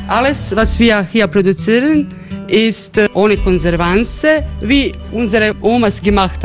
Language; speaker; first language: German; non-native, learner; Croatian